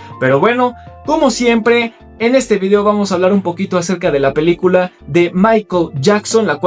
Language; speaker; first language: Spanish; native; Spanish